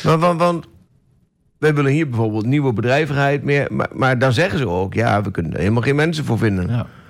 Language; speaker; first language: Dutch; native; Dutch